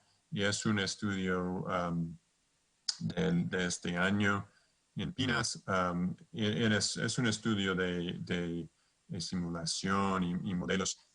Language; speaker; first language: Spanish; non-native, fluent; English